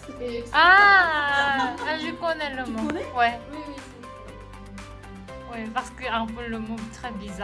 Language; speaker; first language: French; non-native, learner; Korean